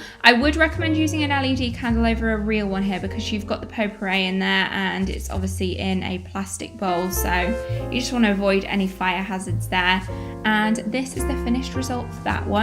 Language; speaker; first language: English; native; English